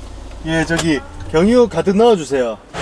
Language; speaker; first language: Korean; native; Korean